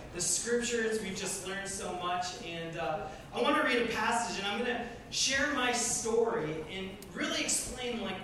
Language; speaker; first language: English; native; English